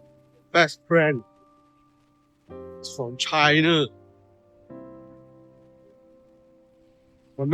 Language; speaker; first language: English; non-native, local second language; Chinese